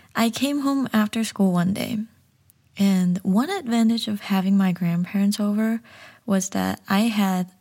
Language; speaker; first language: English; early bilingual, other home language; Chinese